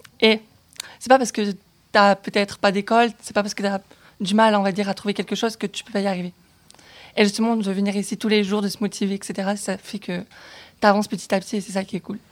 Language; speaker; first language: French; native; French